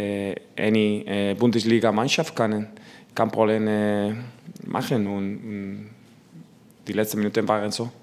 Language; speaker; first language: German; non-native, learner; Spanish